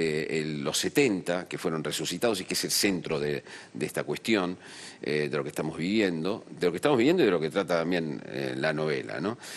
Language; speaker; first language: Spanish; native; Spanish